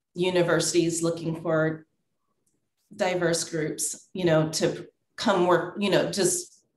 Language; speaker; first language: English; native; English